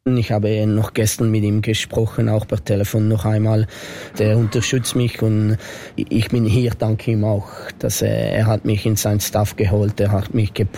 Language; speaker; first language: German; non-native, fluent; French